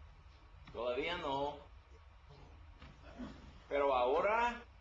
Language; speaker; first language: Spanish; non-native, learner; English